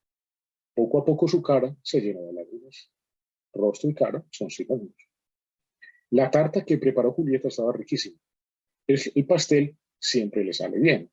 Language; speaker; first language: Spanish; native; Spanish